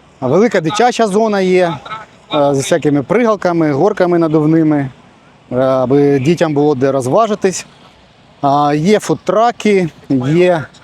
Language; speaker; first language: Ukrainian; native; Ukrainian